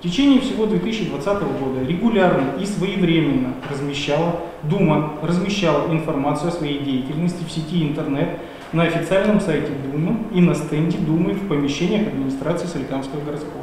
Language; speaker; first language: Russian; native; Russian